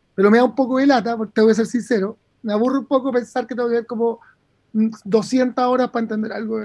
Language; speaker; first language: Spanish; native; Spanish